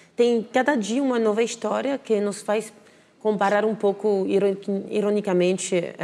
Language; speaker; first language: Portuguese; non-native, fluent; French